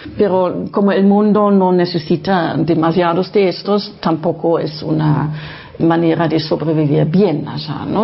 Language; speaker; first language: Spanish; non-native, fluent; Low German